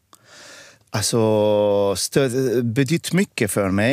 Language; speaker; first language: Swedish; non-native, fluent; Arabic